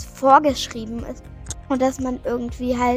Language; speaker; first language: German; native; German